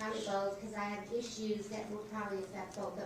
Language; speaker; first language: English; native; English